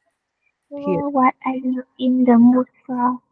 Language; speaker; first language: English; non-native, learner; Vietnamese